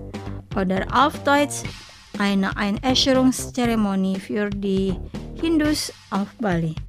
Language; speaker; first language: German; non-native, fluent; Indonesian